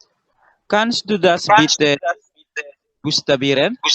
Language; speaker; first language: German; non-native, learner; Indonesian